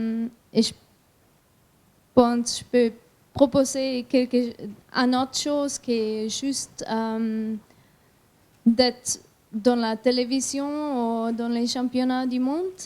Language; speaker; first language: French; non-native, learner; German